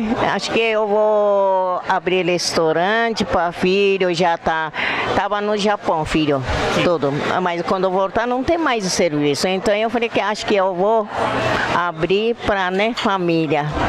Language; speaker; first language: Portuguese; non-native, local second language; Japanese